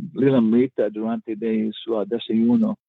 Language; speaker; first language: Spanish; non-native, learner; English